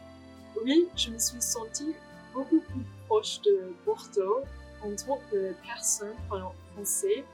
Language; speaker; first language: French; non-native, fluent; English